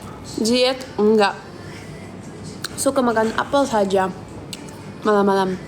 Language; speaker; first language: Indonesian; non-native, fluent; Russian